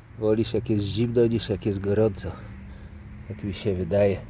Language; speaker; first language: Polish; native; Polish